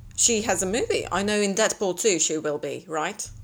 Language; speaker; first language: English; non-native, fluent; Latvian